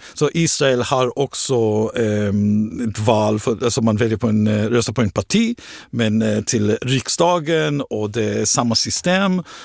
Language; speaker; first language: Swedish; non-native, fluent; Hebrew